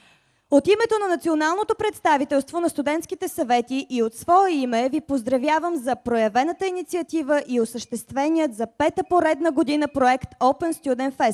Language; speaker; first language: Bulgarian; native; Bulgarian